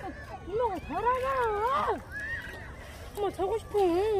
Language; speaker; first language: Korean; early bilingual, other home language; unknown